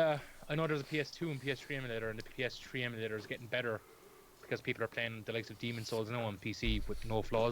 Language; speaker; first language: English; native; English